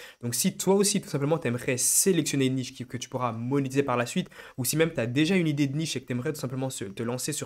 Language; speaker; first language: French; native; French